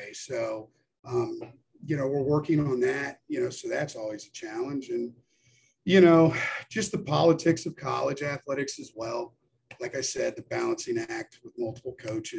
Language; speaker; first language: English; native; English